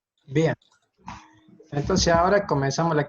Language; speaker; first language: Spanish; native; Spanish